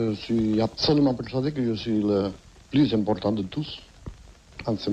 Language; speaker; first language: French; non-native, fluent; Catalan